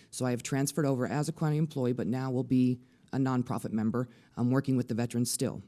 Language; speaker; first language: English; native; English